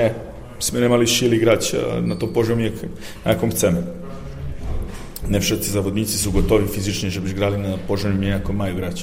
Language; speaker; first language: Polish; non-native, learner; Serbian